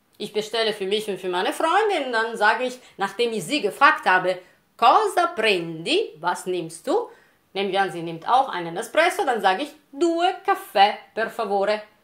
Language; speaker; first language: German; non-native, fluent; Italian